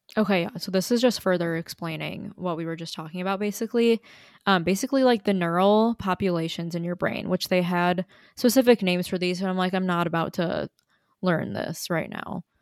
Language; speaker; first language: English; native; English